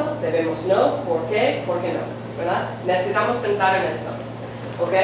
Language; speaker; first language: Spanish; non-native, fluent; English